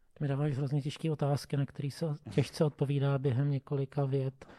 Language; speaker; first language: Czech; native; Czech